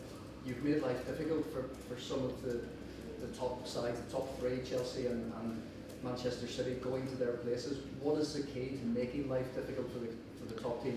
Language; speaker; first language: English; native; English